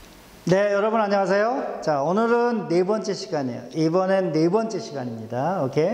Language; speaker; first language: Korean; non-native, fluent; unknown